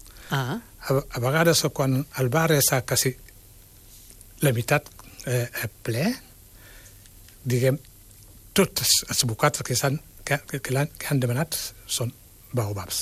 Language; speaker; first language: Catalan; non-native, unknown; Wolof